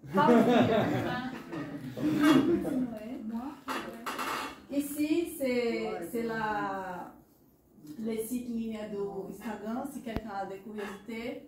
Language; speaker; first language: French; non-native, learner; Portuguese